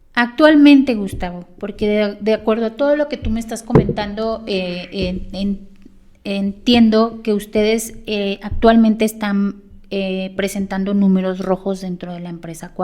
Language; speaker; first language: Spanish; native; Spanish